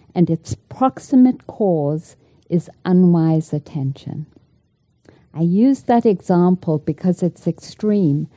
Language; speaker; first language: English; native; English